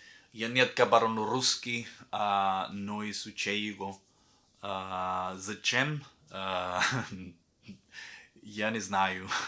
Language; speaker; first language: Russian; non-native, learner; Spanish